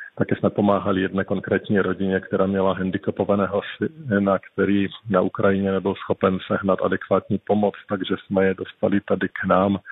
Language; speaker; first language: Czech; native; Czech